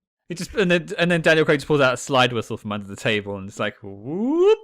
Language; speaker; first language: English; native; English